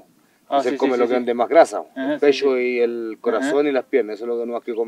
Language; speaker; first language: Spanish; native; Spanish